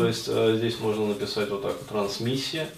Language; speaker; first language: Russian; native; Russian